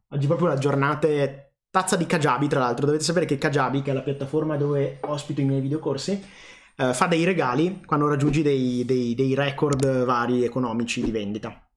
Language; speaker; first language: Italian; native; Italian